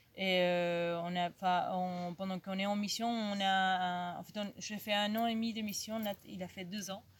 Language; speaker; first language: French; non-native, fluent; Spanish